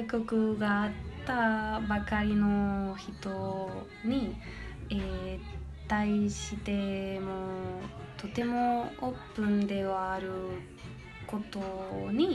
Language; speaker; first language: Japanese; non-native, learner; Spanish